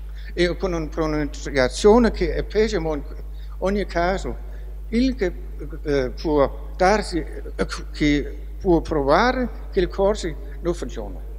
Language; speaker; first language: Italian; non-native, fluent; Danish